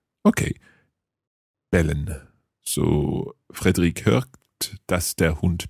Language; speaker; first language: German; non-native, learner; English